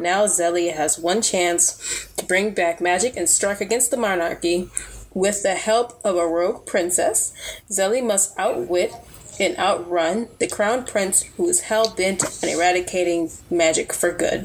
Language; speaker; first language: English; native; English